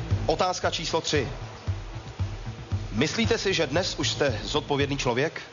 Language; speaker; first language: Czech; native; Czech